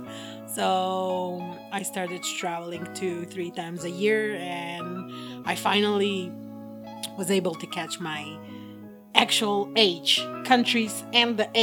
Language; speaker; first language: English; non-native, fluent; Slovenian